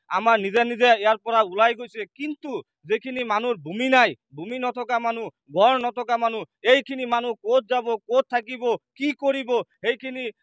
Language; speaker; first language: Assamese; non-native, local second language; Bangla